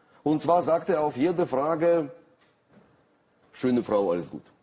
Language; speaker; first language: German; non-native, fluent; Russian